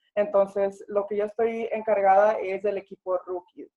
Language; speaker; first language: Spanish; early bilingual, other home language; English